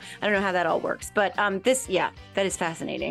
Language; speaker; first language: English; native; English